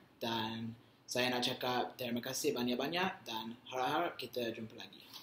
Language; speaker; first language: Malay; non-native, learner; English